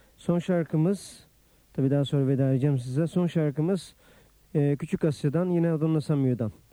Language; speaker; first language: Turkish; native; Turkish